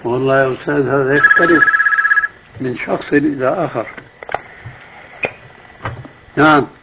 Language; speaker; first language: Arabic; early bilingual, other home language; Albanian